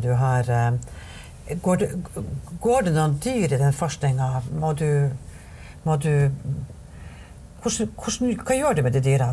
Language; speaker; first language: Norwegian; native; Norwegian